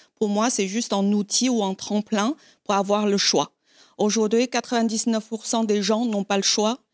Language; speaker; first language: French; non-native, fluent; Chinese